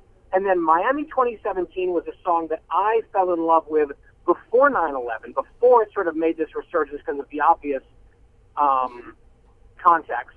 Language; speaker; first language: English; native; English